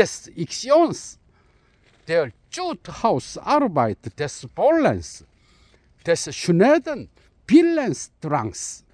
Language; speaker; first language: German; non-native, learner; Korean